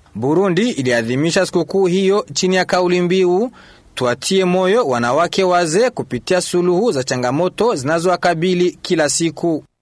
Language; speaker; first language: Swahili; non-native, local second language; Rundi